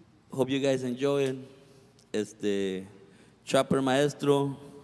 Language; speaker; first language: English; early bilingual, other home language; Spanish